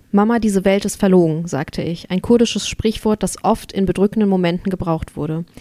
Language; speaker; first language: German; early bilingual, other home language; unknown